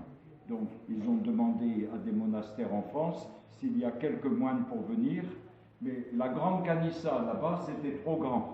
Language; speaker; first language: French; non-native, local second language; Arabic